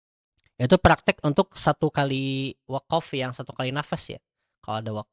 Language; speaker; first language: Indonesian; native; Indonesian